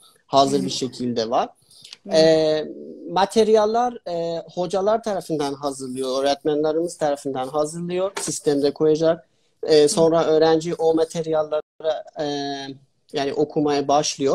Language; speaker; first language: Turkish; non-native, fluent; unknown